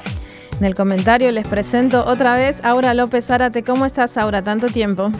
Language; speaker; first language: Spanish; native; Spanish